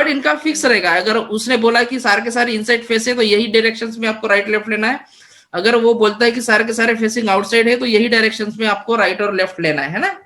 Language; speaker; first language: Hindi; non-native, local second language; Marathi